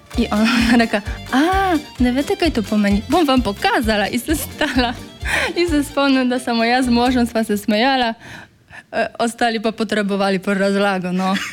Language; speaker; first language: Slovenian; non-native, fluent; Polish